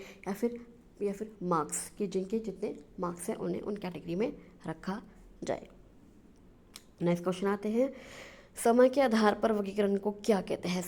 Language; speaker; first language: Hindi; native; Hindi